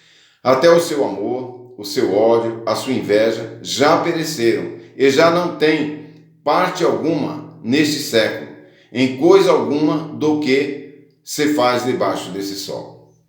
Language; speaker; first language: Portuguese; native; Portuguese